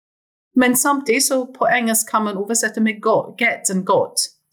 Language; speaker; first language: Norwegian; non-native, fluent; English